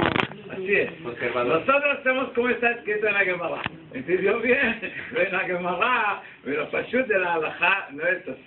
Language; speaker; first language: Spanish; non-native, learner; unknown